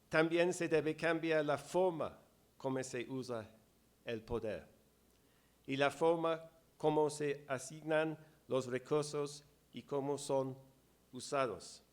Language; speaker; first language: Spanish; non-native, fluent; English